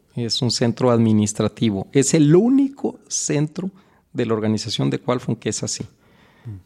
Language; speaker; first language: Spanish; native; Spanish